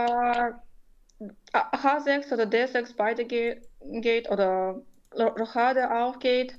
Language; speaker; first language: German; non-native, fluent; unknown